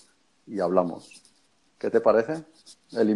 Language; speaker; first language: Spanish; native; Spanish